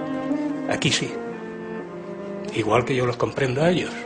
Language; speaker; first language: Spanish; native; Spanish